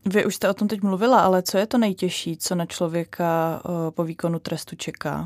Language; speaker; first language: Czech; native; Czech